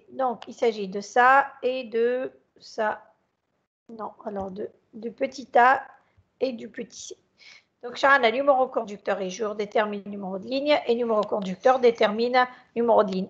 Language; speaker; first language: French; non-native, local second language; Arabic